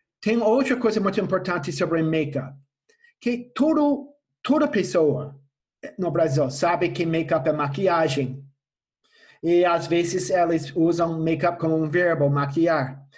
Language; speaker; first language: Portuguese; non-native, fluent; English